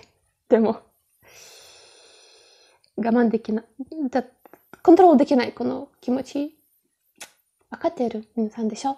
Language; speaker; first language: Japanese; non-native, fluent; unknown